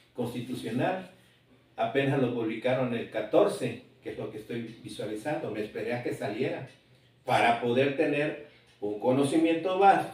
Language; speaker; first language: Spanish; native; Spanish